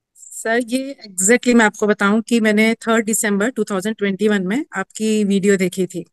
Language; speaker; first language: Hindi; native; Hindi